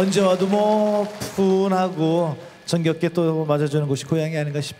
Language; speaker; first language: Korean; native; Korean